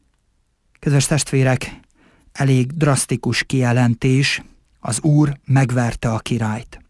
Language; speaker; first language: Hungarian; native; Hungarian